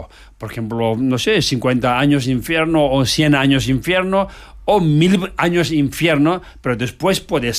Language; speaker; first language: Spanish; non-native, learner; Tibetan